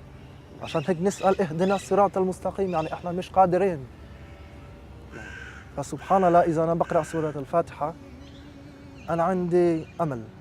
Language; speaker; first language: Arabic; non-native, fluent; French